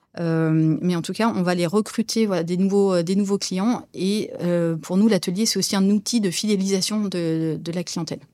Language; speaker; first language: French; native; French